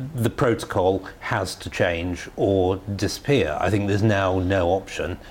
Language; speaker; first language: English; native; English